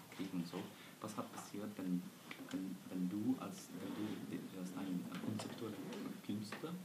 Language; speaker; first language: German; non-native, learner; Slovenian